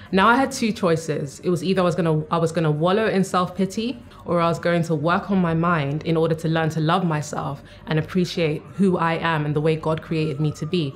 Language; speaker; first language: English; native; English